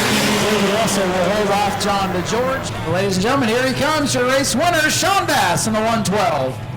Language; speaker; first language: English; native; English